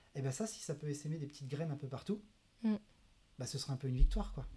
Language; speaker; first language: French; native; French